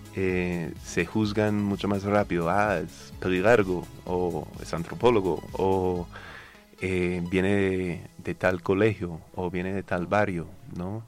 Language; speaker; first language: Spanish; non-native, fluent; English